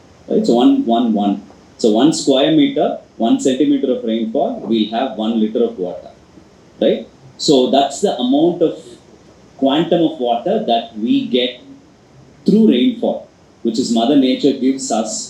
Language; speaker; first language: English; non-native, local second language; Tamil